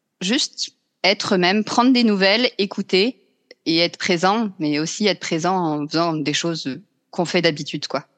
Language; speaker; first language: French; native; French